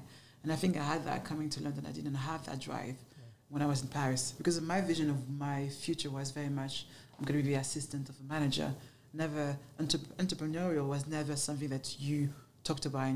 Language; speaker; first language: English; non-native, fluent; French